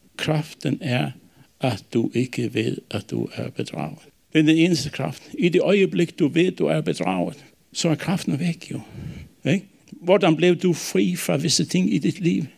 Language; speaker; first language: Danish; non-native, local second language; Faroese